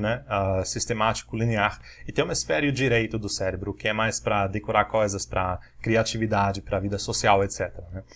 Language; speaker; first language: Portuguese; non-native, fluent; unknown